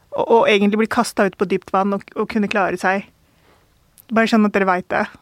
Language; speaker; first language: Norwegian; early bilingual, other home language; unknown